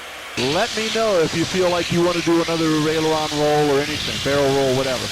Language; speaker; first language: English; native; English